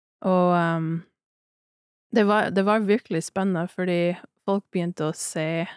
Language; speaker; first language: Norwegian; non-native, fluent; English